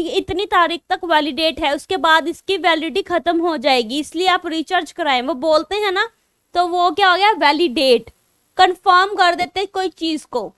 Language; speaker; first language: Hindi; non-native, local second language; Punjabi